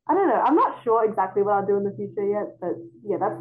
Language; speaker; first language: English; non-native, fluent; Chinese